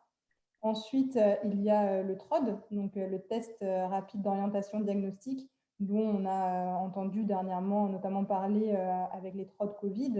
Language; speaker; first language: French; native; French